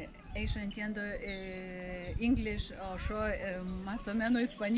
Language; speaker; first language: Spanish; non-native, learner; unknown